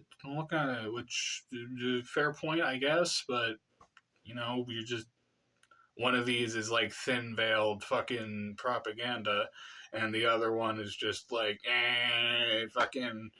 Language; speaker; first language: English; native; English